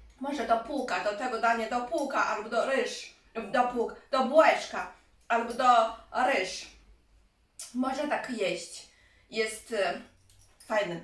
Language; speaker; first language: Polish; non-native, learner; Chinese